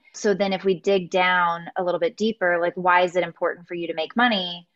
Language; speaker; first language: English; native; English